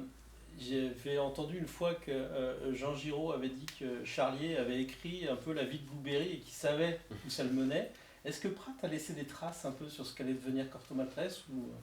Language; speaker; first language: French; native; French